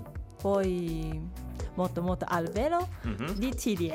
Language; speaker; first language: Italian; non-native, learner; Japanese